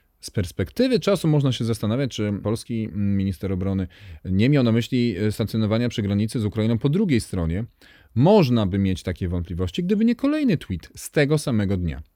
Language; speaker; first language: Polish; native; Polish